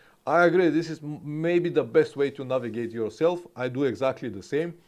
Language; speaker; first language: English; non-native, fluent; Bulgarian